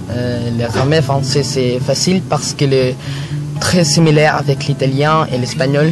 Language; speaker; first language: French; non-native, learner; Filipino